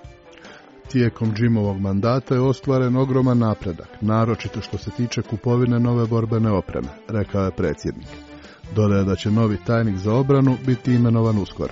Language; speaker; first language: Croatian; native; Croatian